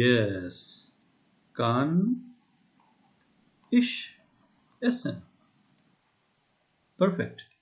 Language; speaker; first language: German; non-native, learner; Hindi